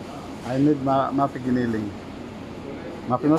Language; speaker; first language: Arabic; non-native, learner; Filipino